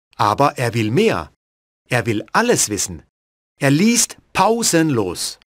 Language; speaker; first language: German; native; German